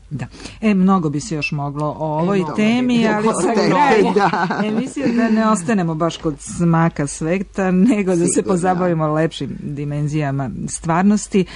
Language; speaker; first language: Serbian; native; Serbian